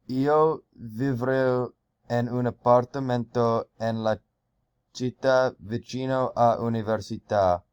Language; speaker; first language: Italian; non-native, learner; English